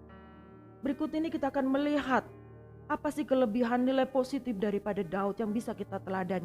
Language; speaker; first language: Indonesian; native; Indonesian